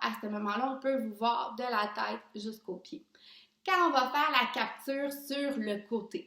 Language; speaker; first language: French; native; French